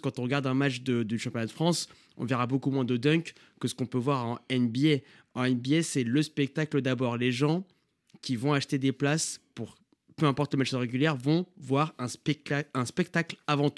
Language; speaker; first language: French; native; French